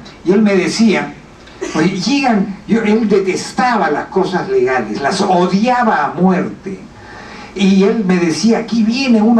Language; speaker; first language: Spanish; native; Spanish